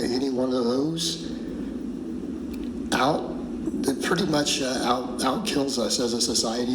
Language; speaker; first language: English; native; English